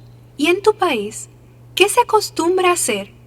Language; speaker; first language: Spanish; non-native, fluent; English